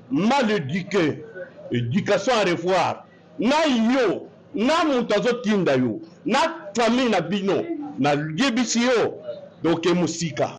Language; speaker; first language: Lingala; non-native, local second language; Kituba (Democratic Republic of Congo)